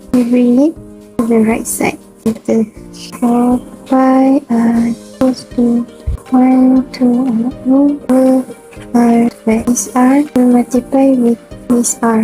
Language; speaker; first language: English; non-native, local second language; Malay